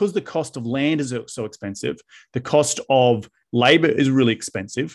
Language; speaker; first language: English; native; English